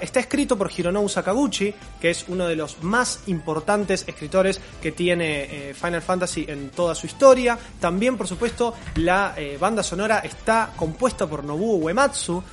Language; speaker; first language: Spanish; native; Spanish